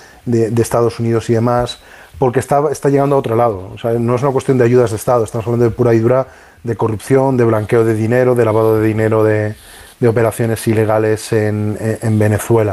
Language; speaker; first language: Spanish; native; Spanish